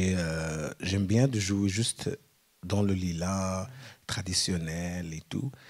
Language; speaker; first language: French; non-native, learner; Arabic